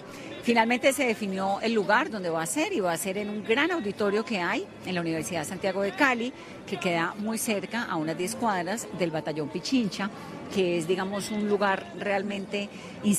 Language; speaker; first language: Spanish; native; Spanish